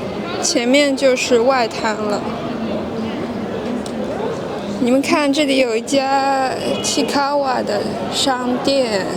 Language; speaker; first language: Chinese; non-native, fluent; French